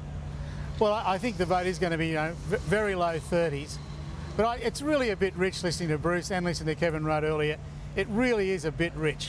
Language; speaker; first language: English; native; English